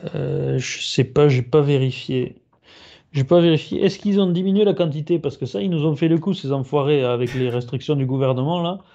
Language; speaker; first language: French; native; French